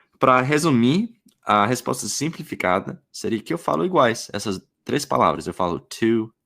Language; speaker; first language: Portuguese; non-native, fluent; English